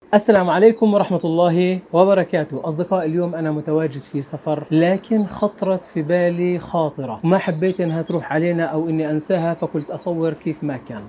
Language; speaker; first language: Arabic; native; Arabic